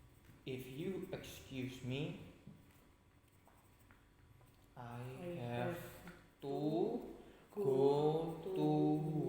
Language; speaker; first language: English; non-native, fluent; Indonesian